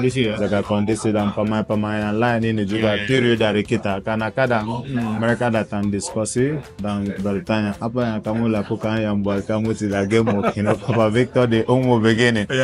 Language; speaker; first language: Indonesian; non-native, fluent; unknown